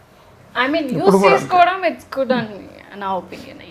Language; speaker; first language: Telugu; native; Telugu